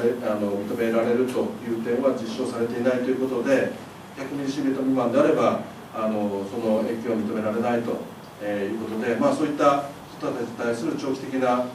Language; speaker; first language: Japanese; native; Japanese